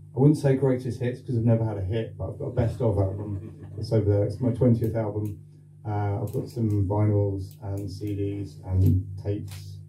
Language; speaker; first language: English; native; English